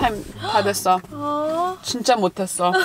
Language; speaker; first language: Korean; early bilingual, heritage; English